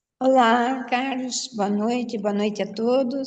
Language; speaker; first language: Portuguese; native; Portuguese